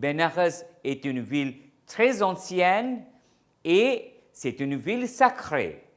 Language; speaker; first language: French; non-native, fluent; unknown